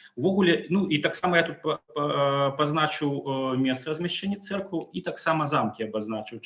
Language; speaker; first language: Belarusian; non-native, local second language; Russian